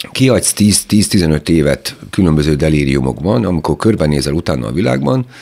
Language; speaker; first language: Hungarian; native; Hungarian